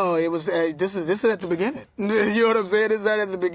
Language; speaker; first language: English; native; English